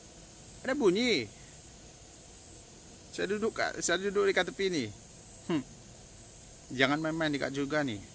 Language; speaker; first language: Malay; native; Malay